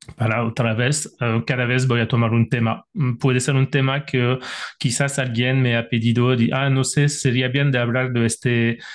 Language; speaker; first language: Spanish; non-native, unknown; French